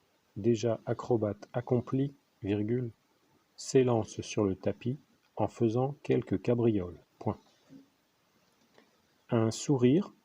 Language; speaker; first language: French; native; French